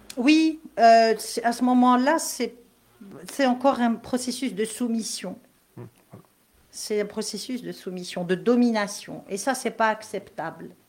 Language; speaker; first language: French; non-native, local second language; Kabyle